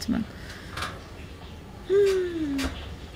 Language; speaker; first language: Swedish; native; Swedish